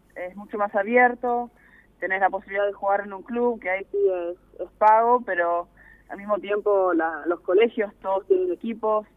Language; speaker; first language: Spanish; early bilingual, other home language; English